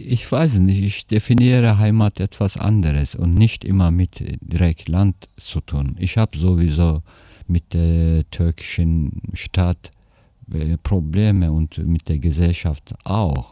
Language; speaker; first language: German; non-native, fluent; Turkish